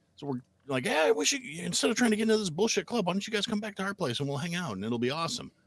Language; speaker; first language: English; native; English